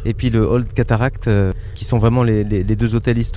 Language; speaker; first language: French; native; French